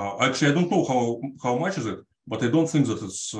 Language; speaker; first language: English; non-native, fluent; Russian